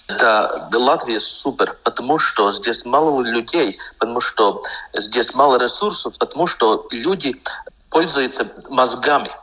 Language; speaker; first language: Russian; non-native, local second language; Latvian